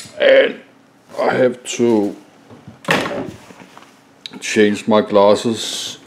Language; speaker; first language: English; non-native, learner; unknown